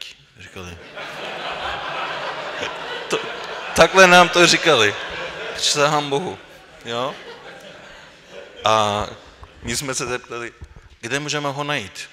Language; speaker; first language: Czech; non-native, fluent; Turkish